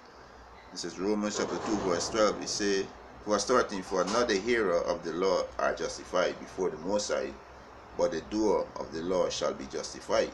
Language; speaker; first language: English; native; English